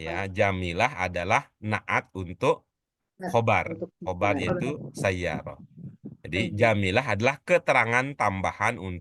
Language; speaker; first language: Indonesian; native; Indonesian